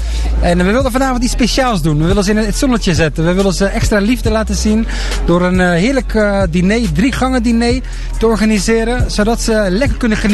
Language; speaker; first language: Dutch; native; Dutch